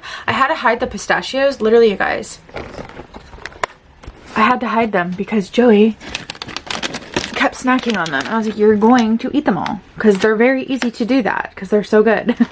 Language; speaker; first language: English; native; English